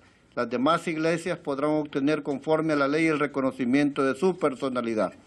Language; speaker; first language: Spanish; native; Spanish